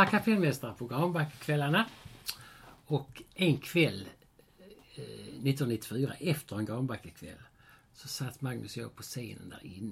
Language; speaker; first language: Swedish; native; Swedish